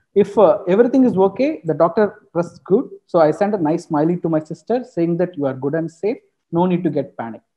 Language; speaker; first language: English; non-native, local second language; Tamil